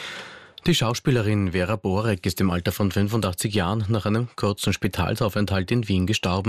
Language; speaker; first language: German; native; German